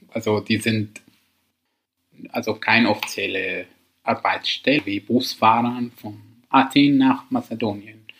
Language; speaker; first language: German; non-native, learner; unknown